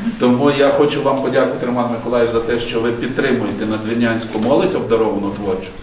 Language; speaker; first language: Ukrainian; native; Ukrainian